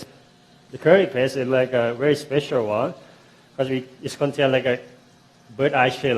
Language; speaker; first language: English; non-native, fluent; Thai